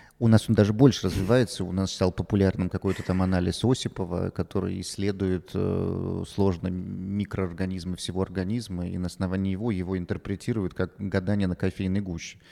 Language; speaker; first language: Russian; native; Russian